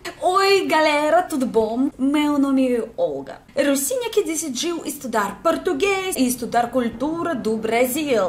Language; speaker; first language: Portuguese; non-native, learner; Russian